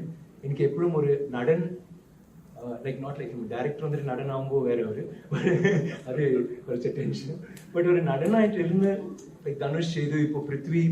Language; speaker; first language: Malayalam; non-native, learner; Tamil